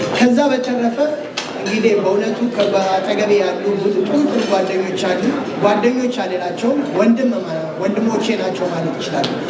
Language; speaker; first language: Amharic; native; Amharic